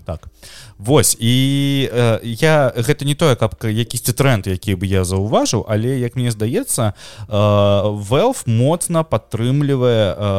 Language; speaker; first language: Belarusian; non-native, local second language; Russian